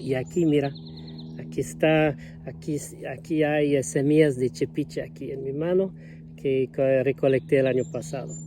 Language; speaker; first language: Spanish; non-native, fluent; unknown